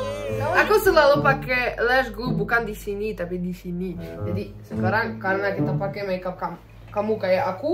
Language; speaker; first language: Indonesian; non-native, learner; Russian